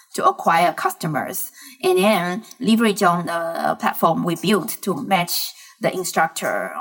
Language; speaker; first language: English; non-native, fluent; Chinese